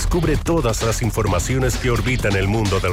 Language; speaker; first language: Spanish; native; Spanish